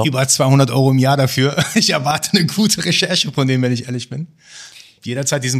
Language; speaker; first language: German; early bilingual, other home language; Persian